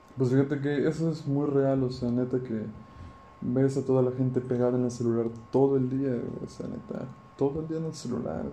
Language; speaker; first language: Spanish; native; Spanish